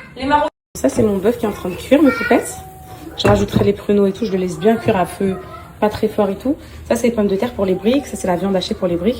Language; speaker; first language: French; native; French